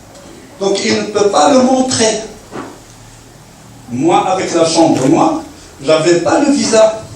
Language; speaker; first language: French; non-native, local second language; Arabic